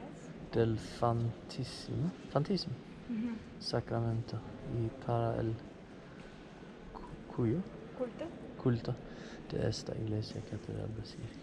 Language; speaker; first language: Spanish; non-native, learner; Swedish